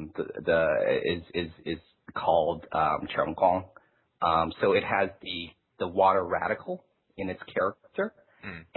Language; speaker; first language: English; early bilingual, other home language; Chinese